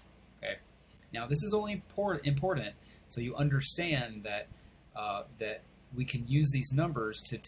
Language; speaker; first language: English; native; English